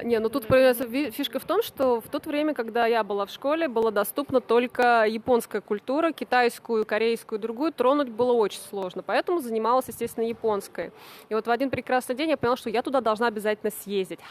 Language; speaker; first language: Russian; native; Russian